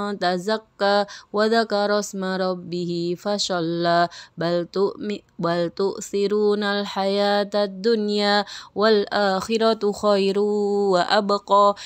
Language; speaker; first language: Arabic; non-native, learner; Indonesian